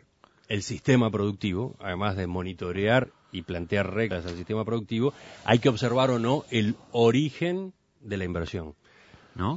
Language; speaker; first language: Spanish; native; Spanish